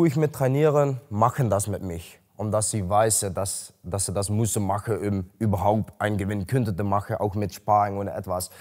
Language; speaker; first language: German; non-native, learner; Dutch